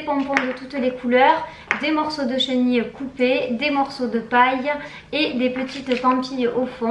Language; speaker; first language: French; native; French